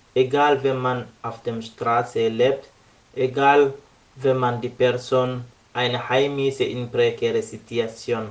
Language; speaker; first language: German; non-native, learner; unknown